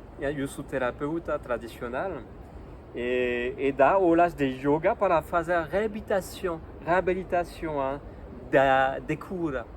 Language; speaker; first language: Portuguese; non-native, learner; French